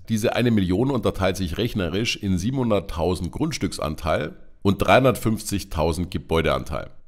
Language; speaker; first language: German; native; German